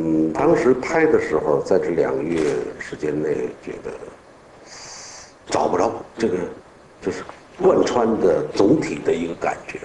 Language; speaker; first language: Chinese; native; Chinese